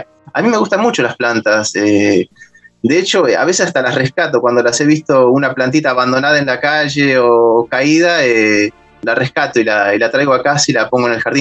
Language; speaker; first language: Spanish; native; Spanish